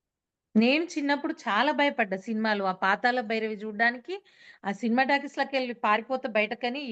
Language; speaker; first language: Telugu; native; Telugu